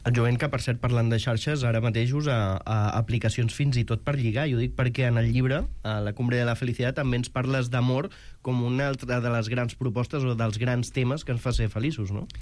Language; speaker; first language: Catalan; native; Catalan